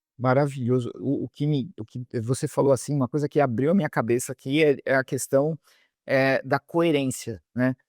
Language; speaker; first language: Portuguese; native; Portuguese